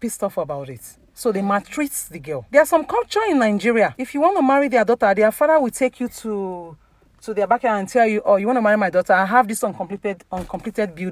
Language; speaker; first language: English; non-native, local second language; Yoruba